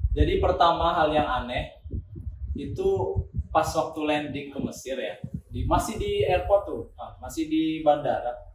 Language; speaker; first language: Indonesian; non-native, local second language; Sundanese